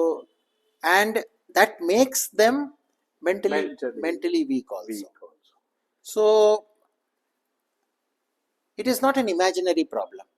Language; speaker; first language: English; non-native, local second language; Kannada